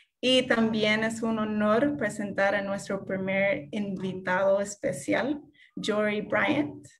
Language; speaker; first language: Spanish; non-native, fluent; English